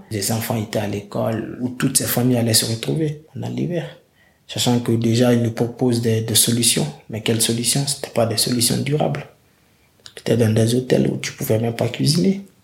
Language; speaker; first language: French; non-native, local second language; Fula